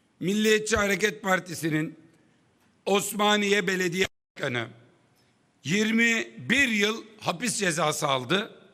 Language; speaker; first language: Turkish; native; Turkish